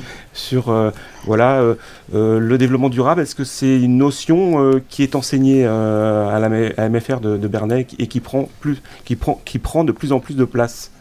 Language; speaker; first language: French; native; French